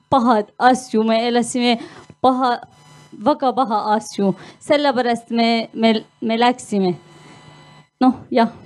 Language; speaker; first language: Estonian; non-native, learner; Arabic